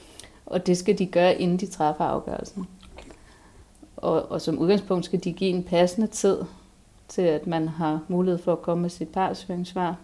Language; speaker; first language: Danish; native; Danish